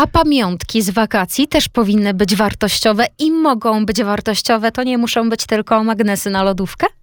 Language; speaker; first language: Polish; native; Polish